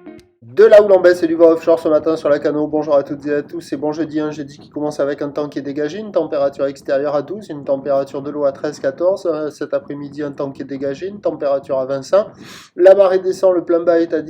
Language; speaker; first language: French; native; French